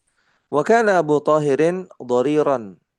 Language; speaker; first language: Arabic; non-native, fluent; Indonesian